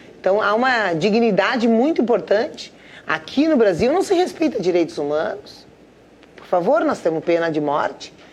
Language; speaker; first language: Portuguese; native; Portuguese